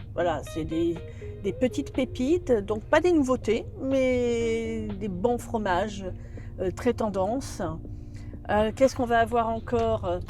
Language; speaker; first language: French; native; French